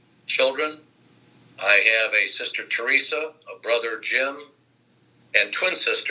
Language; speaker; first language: English; native; English